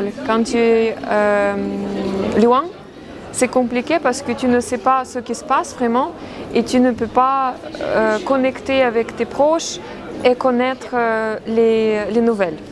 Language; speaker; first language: French; non-native, fluent; Ukrainian